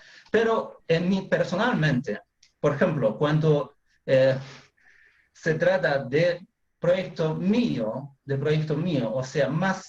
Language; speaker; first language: Spanish; non-native, fluent; Chinese